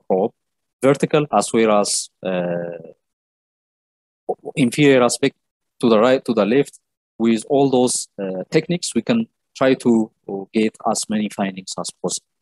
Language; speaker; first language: English; non-native, local second language; Amharic